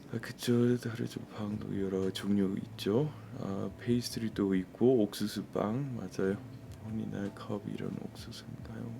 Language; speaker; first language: Korean; non-native, fluent; English